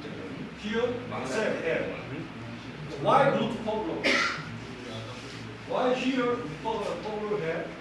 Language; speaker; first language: English; non-native, learner; Korean